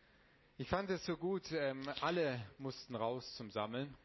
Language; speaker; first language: German; non-native, fluent; Romanian